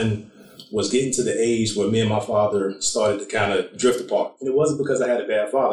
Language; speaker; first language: English; native; English